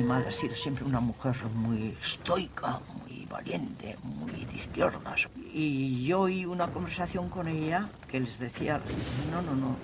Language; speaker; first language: Spanish; native; Spanish